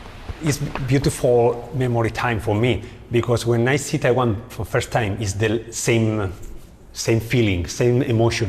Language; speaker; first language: English; non-native, learner; Spanish